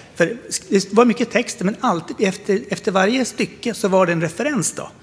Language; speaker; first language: Swedish; native; Swedish